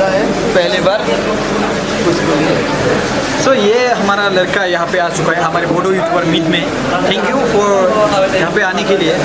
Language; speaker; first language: Hindi; non-native, local second language; Bodo